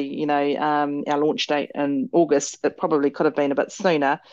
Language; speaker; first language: English; native; English